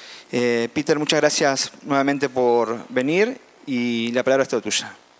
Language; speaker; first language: Spanish; native; Spanish